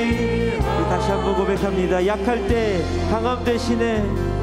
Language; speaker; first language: Korean; native; Korean